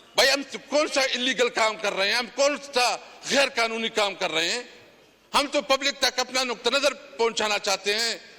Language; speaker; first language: Urdu; non-native, local second language; Pashto